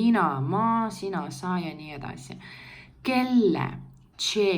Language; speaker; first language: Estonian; non-native, local second language; Russian